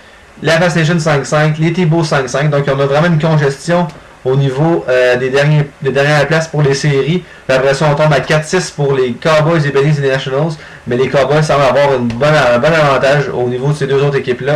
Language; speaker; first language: French; native; French